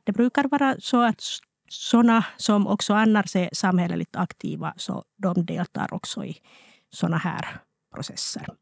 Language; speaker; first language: Swedish; non-native, local second language; Finnish